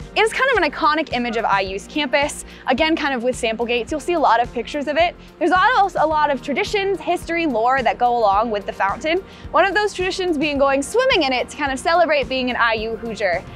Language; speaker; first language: English; native; English